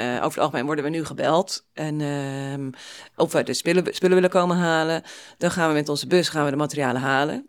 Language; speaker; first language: Dutch; non-native, fluent; English